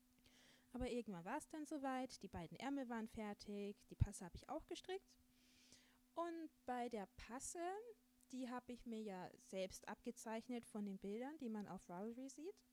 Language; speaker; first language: German; native; German